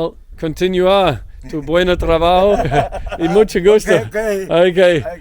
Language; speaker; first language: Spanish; non-native, learner; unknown